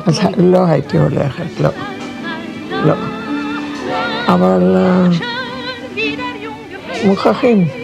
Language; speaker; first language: Hebrew; non-native, fluent; German